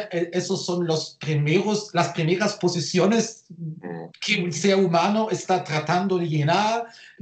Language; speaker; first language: Spanish; non-native, fluent; German